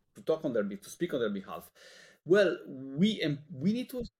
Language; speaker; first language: English; non-native, fluent; Italian